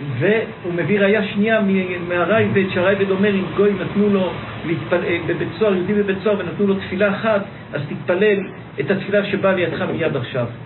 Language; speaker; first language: Hebrew; native; Hebrew